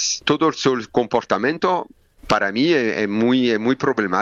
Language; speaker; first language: Spanish; non-native, learner; French